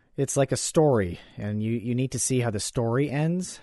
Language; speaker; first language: English; native; English